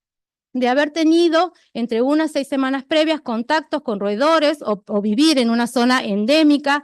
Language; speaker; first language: Spanish; native; Spanish